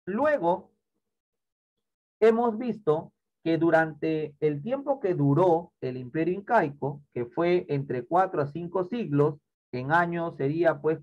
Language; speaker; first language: Spanish; native; Spanish